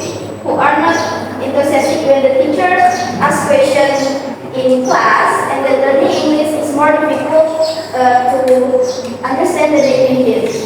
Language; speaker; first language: English; non-native, learner; Indonesian